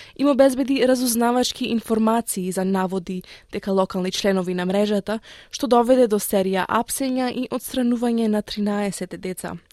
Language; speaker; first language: Macedonian; native; Macedonian